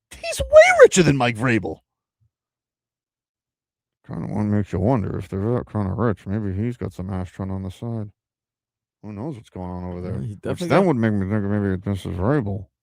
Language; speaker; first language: English; native; English